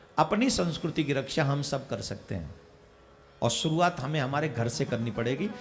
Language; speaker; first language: Hindi; native; Hindi